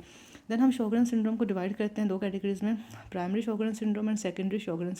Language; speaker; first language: Hindi; native; Hindi